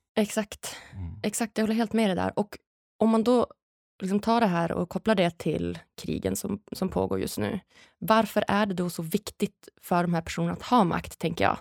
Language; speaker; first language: Swedish; native; Swedish